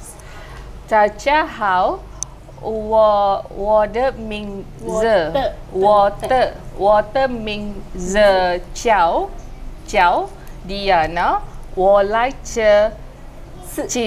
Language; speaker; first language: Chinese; non-native, learner; Malay